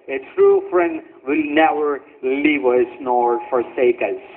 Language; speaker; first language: English; non-native, local second language; Telugu